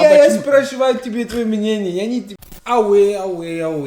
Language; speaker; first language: Russian; non-native, learner; English